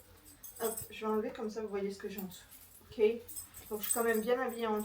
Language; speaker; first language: French; native; French